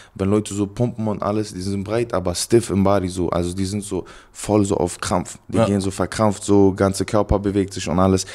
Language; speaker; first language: German; native; German